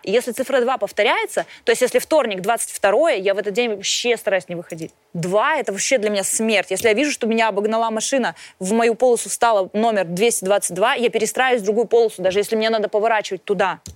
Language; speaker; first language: Russian; native; Russian